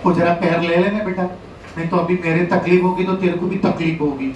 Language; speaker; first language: Hindi; non-native, local second language; Gujarati